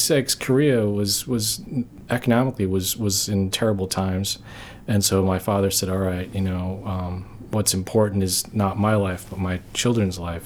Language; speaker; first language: English; early bilingual, other home language; Korean